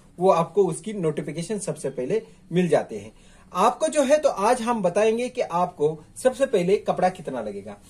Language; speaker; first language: Hindi; non-native, local second language; Marathi